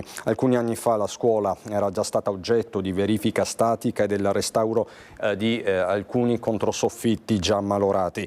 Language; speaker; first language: Italian; native; Italian